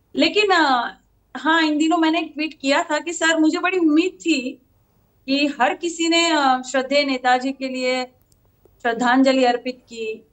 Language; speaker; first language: Hindi; non-native, local second language; Gujarati